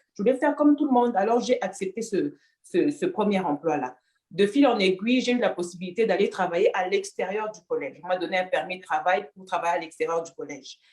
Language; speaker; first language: French; non-native, local second language; Lingala